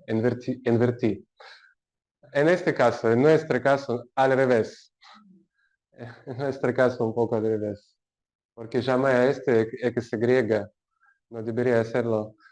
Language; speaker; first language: Spanish; non-native, learner; Russian